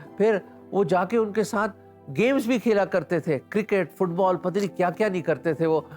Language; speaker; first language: Hindi; native; Hindi